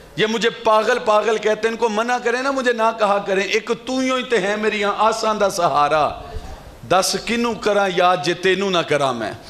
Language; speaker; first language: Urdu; non-native, local second language; Punjabi